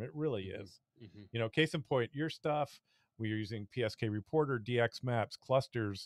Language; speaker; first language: English; native; English